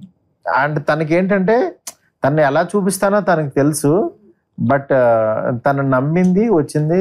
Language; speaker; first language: Telugu; native; Telugu